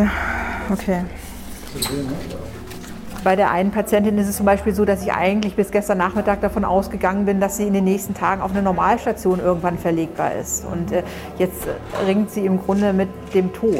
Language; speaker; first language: German; native; German